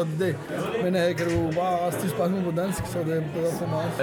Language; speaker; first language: Danish; non-native, fluent; Spanish